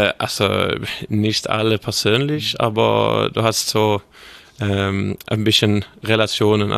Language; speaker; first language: German; non-native, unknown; Swedish